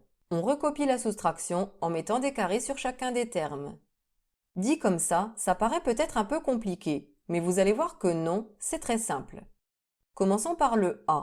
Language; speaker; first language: French; native; French